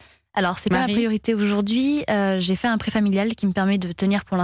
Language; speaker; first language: French; native; French